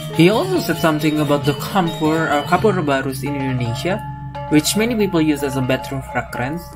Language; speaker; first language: English; non-native, fluent; Indonesian